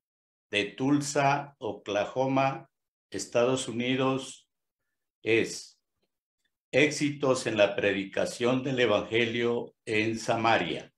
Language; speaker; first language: Spanish; native; Spanish